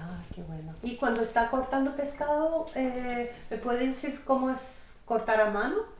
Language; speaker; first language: Spanish; non-native, fluent; English